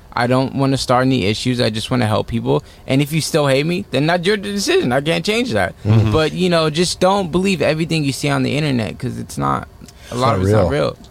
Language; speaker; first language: English; native; English